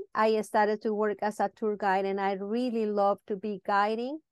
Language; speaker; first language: English; non-native, fluent; Spanish